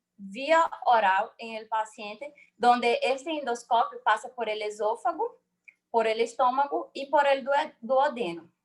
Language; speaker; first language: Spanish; non-native, learner; Portuguese